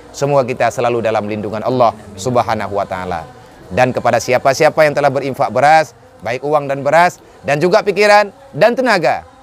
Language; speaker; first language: Indonesian; non-native, local second language; Achinese